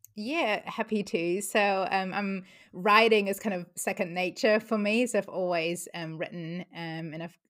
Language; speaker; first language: English; non-native, fluent; German